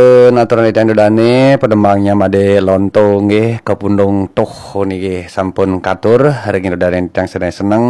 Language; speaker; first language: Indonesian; non-native, local second language; Balinese